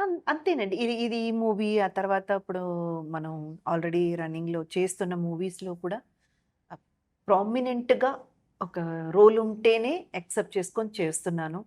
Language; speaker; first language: Telugu; native; Telugu